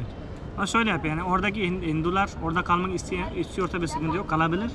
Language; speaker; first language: Turkish; non-native, fluent; Urdu